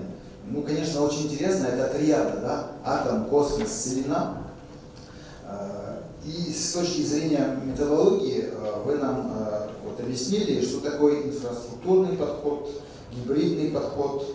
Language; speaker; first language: Russian; non-native, fluent; French